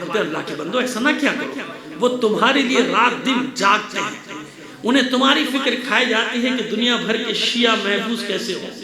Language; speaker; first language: Urdu; native; Urdu